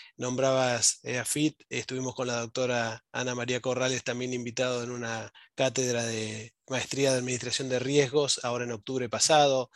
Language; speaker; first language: Spanish; native; Spanish